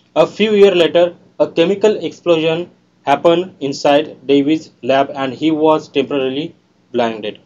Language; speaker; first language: English; non-native, local second language; Marathi